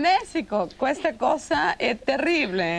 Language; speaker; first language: Italian; non-native, learner; Spanish